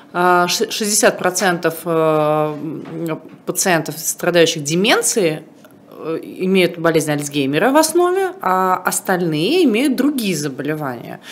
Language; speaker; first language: Russian; native; Russian